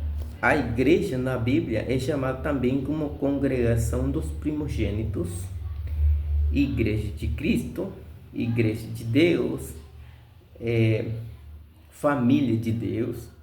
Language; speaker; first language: Portuguese; non-native, fluent; Spanish